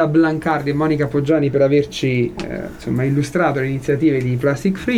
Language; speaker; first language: Italian; native; Italian